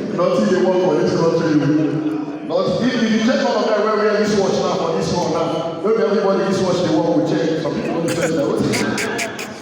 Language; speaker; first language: Nigerian Pidgin; native; Nigerian Pidgin